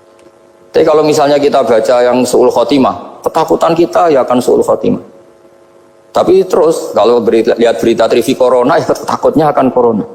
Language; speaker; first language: Indonesian; non-native, local second language; Javanese